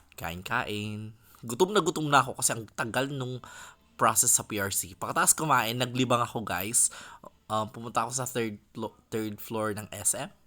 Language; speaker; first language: Filipino; non-native, local second language; Bikol